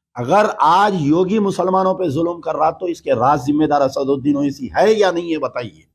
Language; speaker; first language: Hindi; non-native, local second language; Urdu